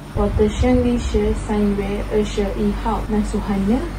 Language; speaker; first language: Chinese; non-native, learner; Malay